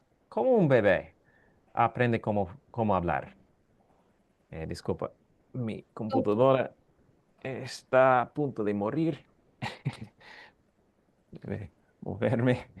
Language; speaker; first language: Spanish; non-native, fluent; English